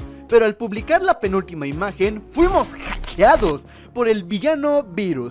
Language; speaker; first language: Spanish; native; Spanish